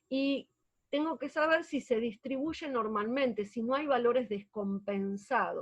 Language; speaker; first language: Spanish; native; Spanish